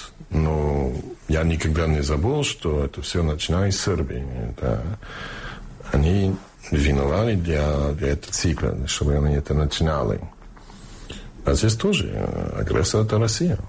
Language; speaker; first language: Russian; non-native, fluent; English